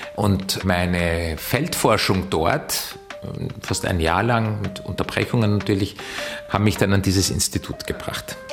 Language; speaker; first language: German; native; German